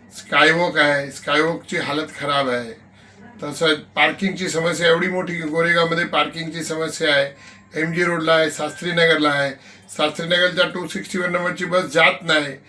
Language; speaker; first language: Marathi; non-native, local second language; Gujarati